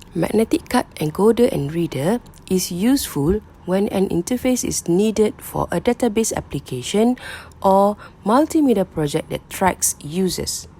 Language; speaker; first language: English; non-native, local second language; Malay